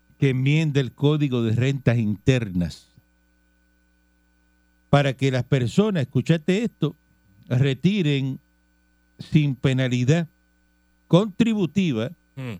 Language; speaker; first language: Spanish; native; Spanish